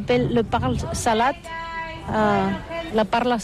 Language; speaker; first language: French; non-native, learner; Catalan